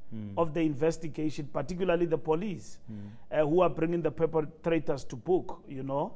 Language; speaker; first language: English; non-native, local second language; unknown